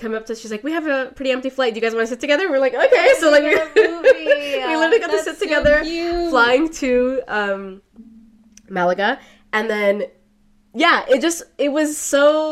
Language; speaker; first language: English; native; English